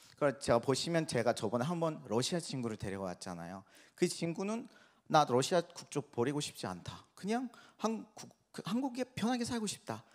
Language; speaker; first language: Korean; non-native, fluent; Persian